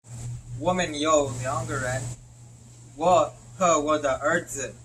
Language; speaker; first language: Chinese; non-native, learner; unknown